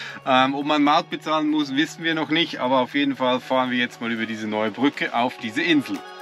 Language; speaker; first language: German; native; German